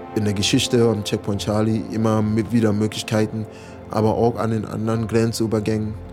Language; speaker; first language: German; non-native, fluent; English